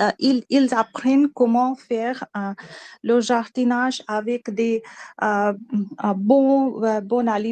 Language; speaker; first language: French; non-native, learner; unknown